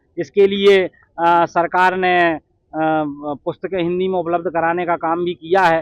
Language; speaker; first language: Hindi; native; Hindi